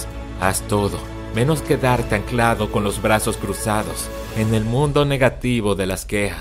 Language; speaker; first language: Spanish; native; Spanish